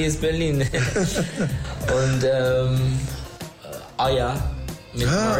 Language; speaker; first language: German; non-native, learner; Turkish